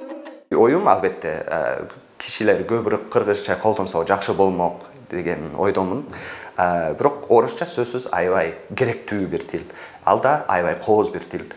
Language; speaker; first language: Kyrgyz; non-native, fluent; English